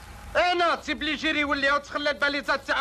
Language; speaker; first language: Arabic; native; Arabic